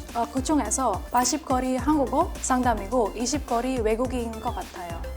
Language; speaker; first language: Korean; non-native, fluent; Filipino